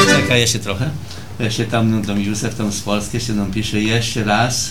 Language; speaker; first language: Polish; early bilingual, heritage; Portuguese